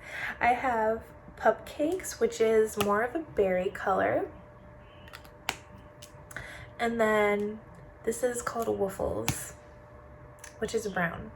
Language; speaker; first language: English; native; English